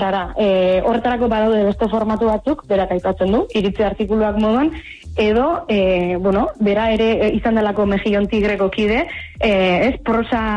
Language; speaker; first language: Basque; native; Basque